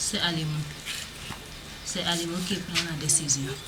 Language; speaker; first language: French; non-native, learner; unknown